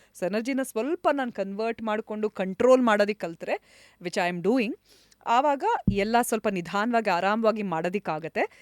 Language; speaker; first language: Kannada; non-native, local second language; Konkani